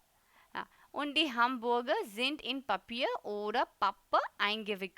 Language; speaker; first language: German; non-native, fluent; Hindi